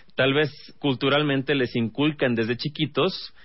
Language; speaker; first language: Spanish; native; Spanish